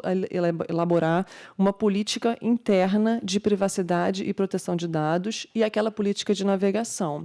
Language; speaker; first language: Portuguese; native; Portuguese